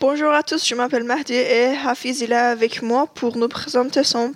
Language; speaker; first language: French; non-native, learner; Persian